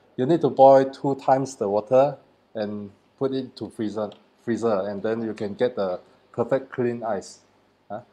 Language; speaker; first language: English; non-native, learner; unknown